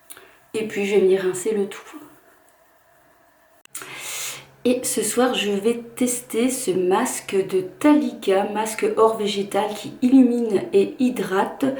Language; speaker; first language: French; native; French